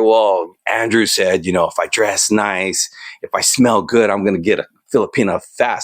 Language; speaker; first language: English; native; English